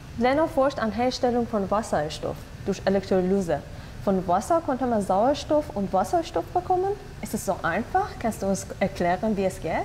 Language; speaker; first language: German; non-native, fluent; Persian